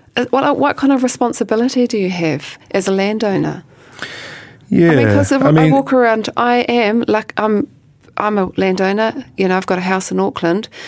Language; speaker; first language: English; native; English